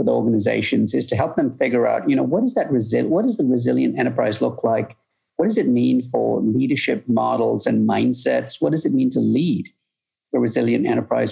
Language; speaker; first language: English; native; English